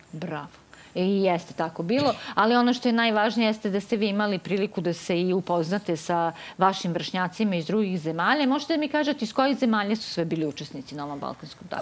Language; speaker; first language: Croatian; native; Croatian